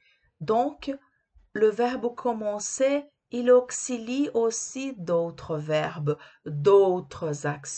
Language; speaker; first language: French; non-native, fluent; Portuguese